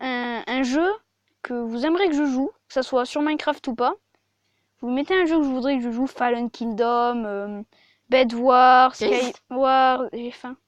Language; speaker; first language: French; native; French